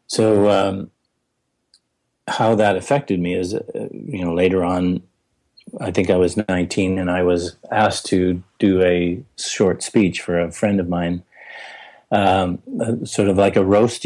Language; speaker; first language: English; native; English